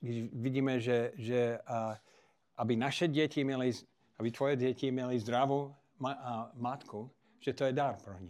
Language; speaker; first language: Czech; non-native, fluent; English